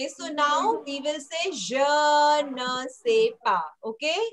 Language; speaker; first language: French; non-native, fluent; Hindi